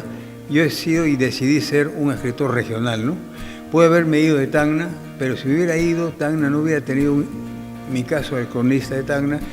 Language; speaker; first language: Spanish; native; Spanish